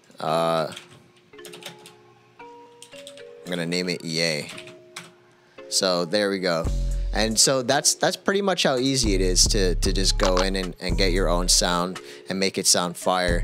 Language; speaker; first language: English; native; English